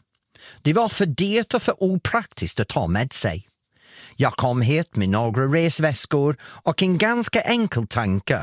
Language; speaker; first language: Swedish; non-native, fluent; English